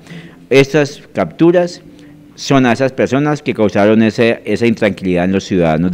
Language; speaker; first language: Spanish; native; Spanish